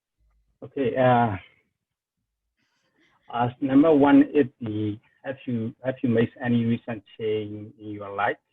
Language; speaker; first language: English; non-native, learner; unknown